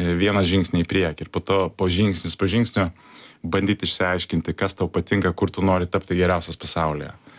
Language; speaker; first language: Lithuanian; native; Lithuanian